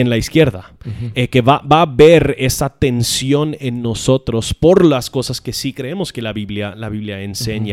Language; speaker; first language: Spanish; non-native, fluent; English